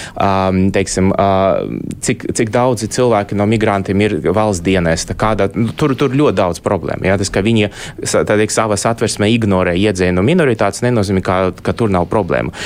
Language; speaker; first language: Latvian; non-native, local second language; Russian